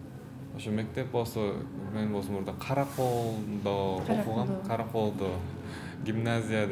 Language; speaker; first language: Kyrgyz; early bilingual, other home language; Korean